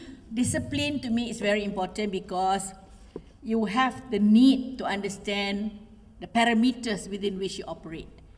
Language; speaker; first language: English; non-native, local second language; Malay